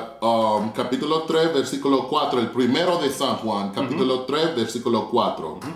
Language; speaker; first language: Spanish; non-native, fluent; English